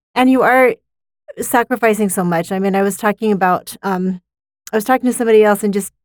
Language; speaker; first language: English; native; English